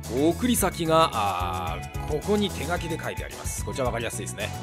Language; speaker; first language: Japanese; native; Japanese